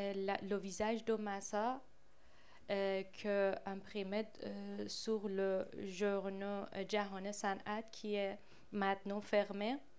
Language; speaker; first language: French; non-native, fluent; Persian